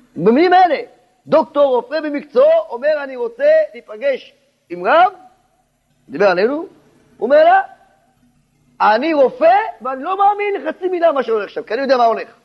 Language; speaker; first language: Hebrew; native; Hebrew